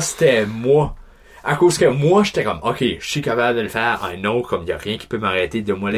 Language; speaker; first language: French; native; French